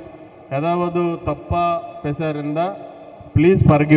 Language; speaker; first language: Tamil; non-native, learner; Telugu